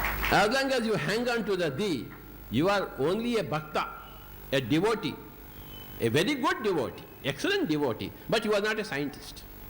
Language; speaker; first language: English; non-native, local second language; Telugu